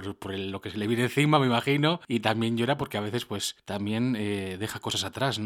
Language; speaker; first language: Spanish; native; Spanish